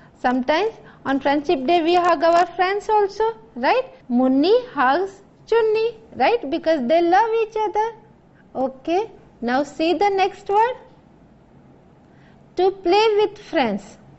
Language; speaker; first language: English; non-native, local second language; Gujarati